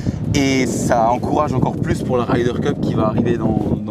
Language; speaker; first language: French; native; French